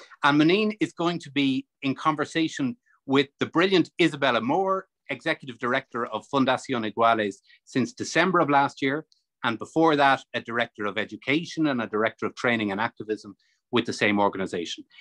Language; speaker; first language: English; native; English